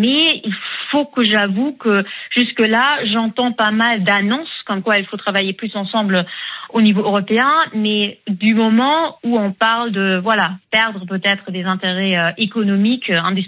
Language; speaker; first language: French; non-native, fluent; German